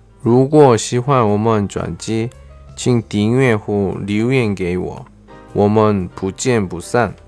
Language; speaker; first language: Chinese; non-native, learner; Korean